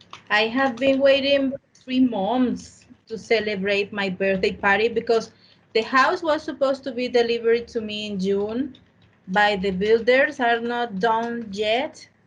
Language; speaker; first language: English; non-native, learner; Spanish